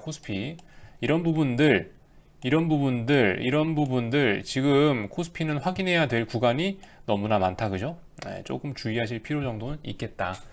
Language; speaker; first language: Korean; native; Korean